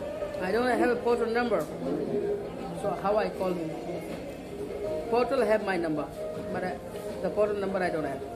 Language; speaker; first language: English; non-native, learner; Hindi